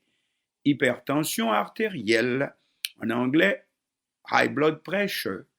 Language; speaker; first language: French; non-native, local second language; Haitian Creole